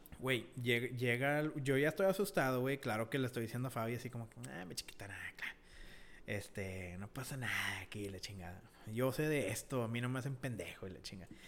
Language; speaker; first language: Spanish; early bilingual, heritage; Spanish